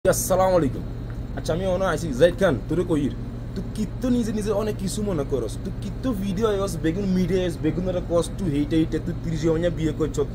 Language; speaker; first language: Bangla; non-native, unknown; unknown